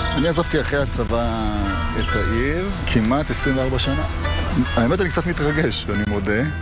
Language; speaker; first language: Hebrew; native; Hebrew